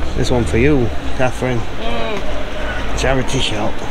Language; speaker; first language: English; native; English